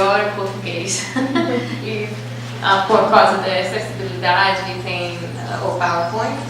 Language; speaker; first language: Portuguese; non-native, fluent; English